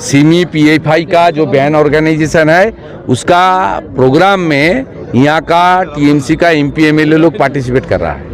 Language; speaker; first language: Hindi; non-native, local second language; Bangla